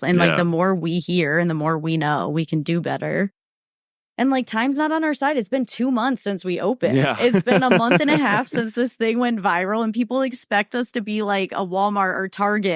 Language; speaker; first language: English; native; English